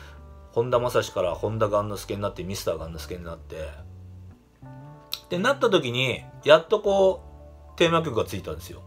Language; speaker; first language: Japanese; native; Japanese